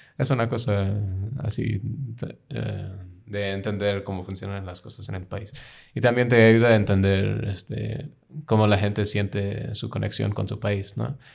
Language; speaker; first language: Spanish; non-native, fluent; English